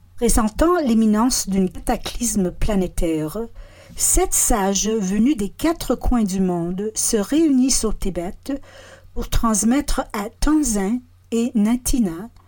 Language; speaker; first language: French; non-native, fluent; English